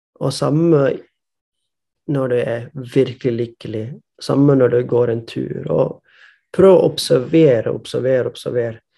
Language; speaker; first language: Norwegian; non-native, fluent; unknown